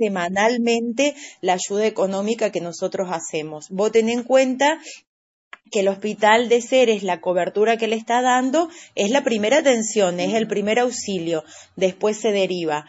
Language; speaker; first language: Spanish; native; Spanish